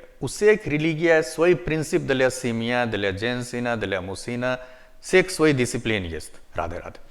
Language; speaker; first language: Russian; non-native, learner; Hindi